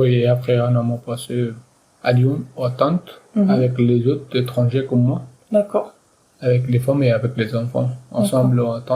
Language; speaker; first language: French; non-native, learner; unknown